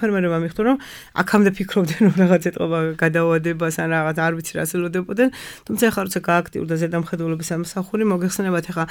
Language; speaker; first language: Georgian; native; Georgian